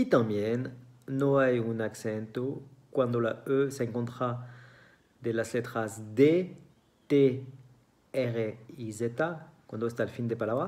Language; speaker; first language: Spanish; non-native, fluent; French